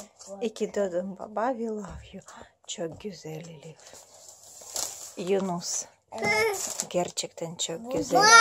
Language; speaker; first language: Turkish; non-native, learner; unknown